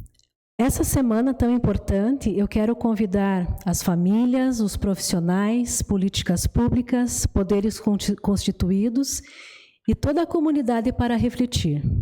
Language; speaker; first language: Portuguese; native; Portuguese